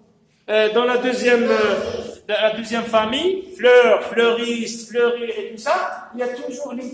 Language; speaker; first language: French; non-native, local second language; Arabic